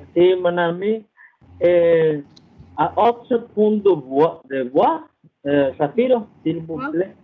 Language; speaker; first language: French; non-native, learner; Spanish